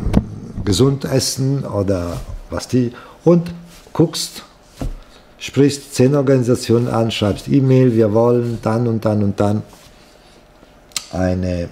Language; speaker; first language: German; non-native, fluent; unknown